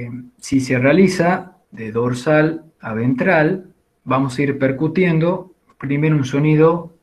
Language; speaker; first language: Spanish; native; Spanish